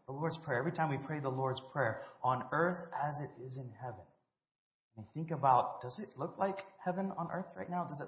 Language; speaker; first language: English; native; English